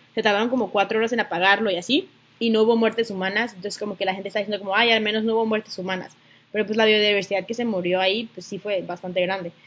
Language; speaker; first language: Spanish; native; Spanish